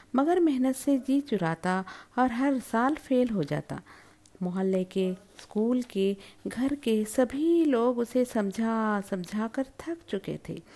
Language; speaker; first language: Urdu; native; Urdu